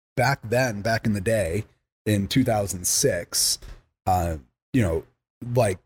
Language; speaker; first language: English; native; English